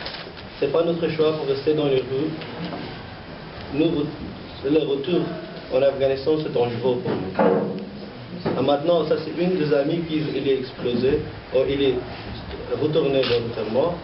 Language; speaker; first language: French; non-native, learner; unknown